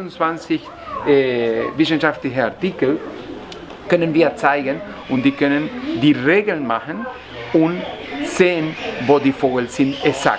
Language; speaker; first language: German; non-native, learner; Spanish